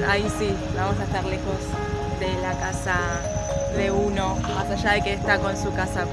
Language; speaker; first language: Spanish; native; Spanish